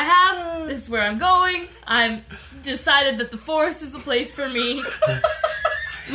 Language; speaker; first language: English; native; English